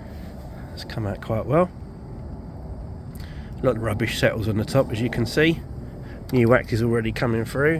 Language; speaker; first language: English; native; English